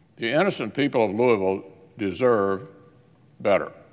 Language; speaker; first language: English; native; English